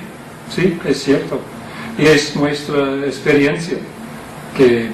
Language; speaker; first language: Spanish; non-native, fluent; English